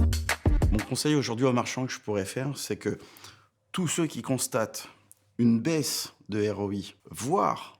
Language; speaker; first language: French; native; French